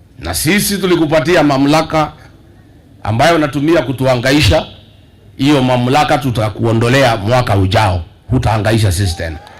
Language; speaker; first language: Swahili; non-native, local second language; Kikuyu